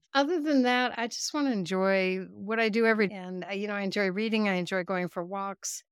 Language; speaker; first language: English; native; English